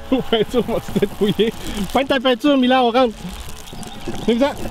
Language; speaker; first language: French; native; French